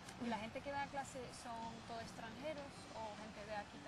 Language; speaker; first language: Spanish; native; Spanish